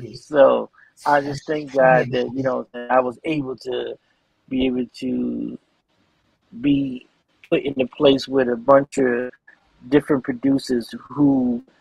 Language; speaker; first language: English; native; English